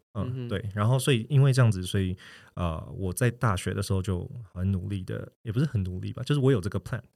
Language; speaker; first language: Chinese; native; Chinese